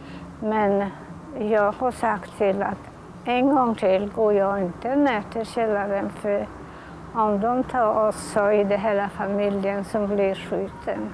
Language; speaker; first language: Swedish; non-native, fluent; Polish